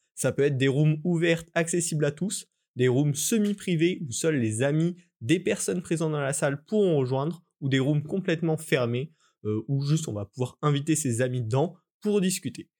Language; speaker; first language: French; native; French